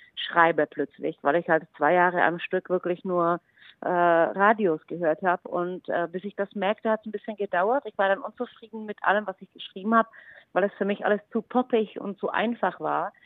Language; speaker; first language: German; non-native, fluent; Czech